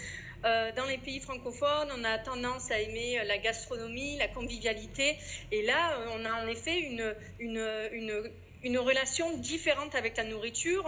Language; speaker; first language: French; native; French